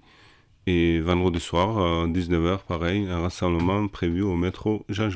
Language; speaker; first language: French; non-native, fluent; Kurdish